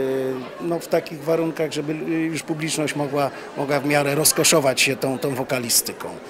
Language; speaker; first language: Polish; native; Polish